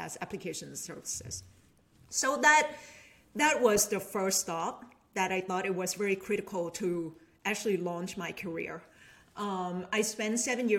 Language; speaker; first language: English; non-native, fluent; Thai